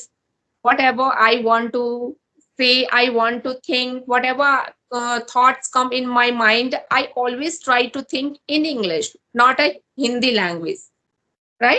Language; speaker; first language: English; non-native, learner; Hindi